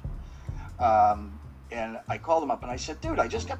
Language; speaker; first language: English; native; English